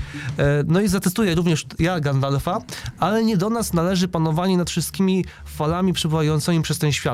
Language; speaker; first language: Polish; native; Polish